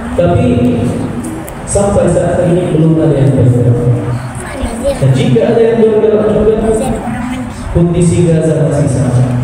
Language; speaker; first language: Indonesian; non-native, fluent; Arabic